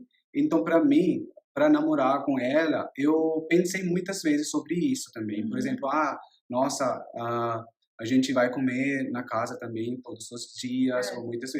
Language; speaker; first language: Portuguese; non-native, learner; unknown